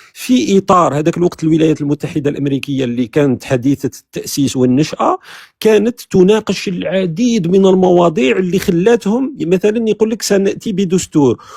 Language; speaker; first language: Arabic; native; Arabic